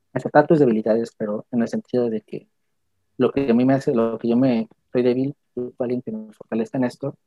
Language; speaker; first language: Spanish; native; Spanish